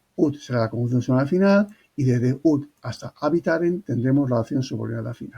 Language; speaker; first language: Spanish; native; Spanish